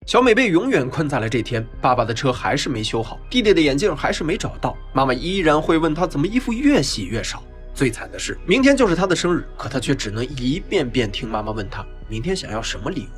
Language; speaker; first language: Chinese; native; Chinese